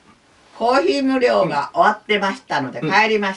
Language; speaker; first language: Japanese; native; Japanese